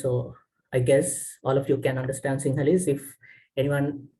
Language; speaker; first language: English; non-native, local second language; Sinhala